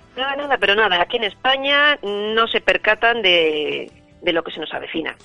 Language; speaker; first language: Spanish; native; Spanish